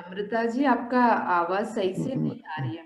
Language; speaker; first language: Hindi; native; Hindi